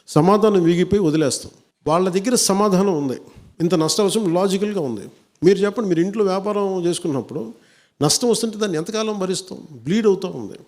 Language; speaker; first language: Telugu; native; Telugu